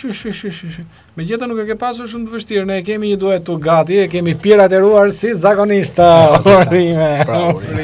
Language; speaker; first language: Albanian; native; Albanian